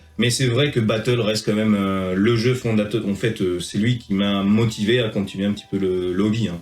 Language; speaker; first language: French; early bilingual, heritage; French